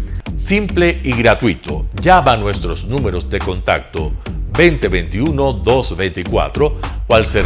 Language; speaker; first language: Spanish; native; Spanish